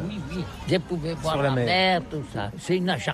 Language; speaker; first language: French; non-native, learner; Catalan